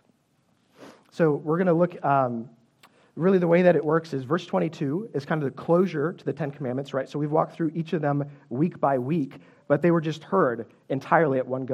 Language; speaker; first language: English; native; English